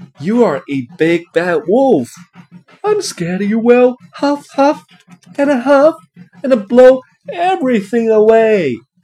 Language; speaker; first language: English; non-native, fluent; Chinese